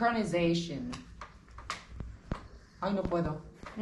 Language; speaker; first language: Spanish; non-native, learner; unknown